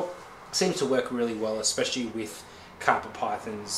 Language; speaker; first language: English; native; English